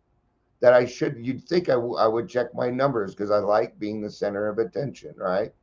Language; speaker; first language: English; native; English